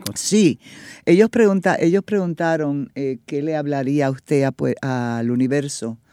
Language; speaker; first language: Spanish; native; Spanish